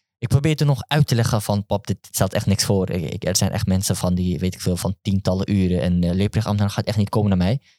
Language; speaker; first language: Dutch; early bilingual, other home language; Turkish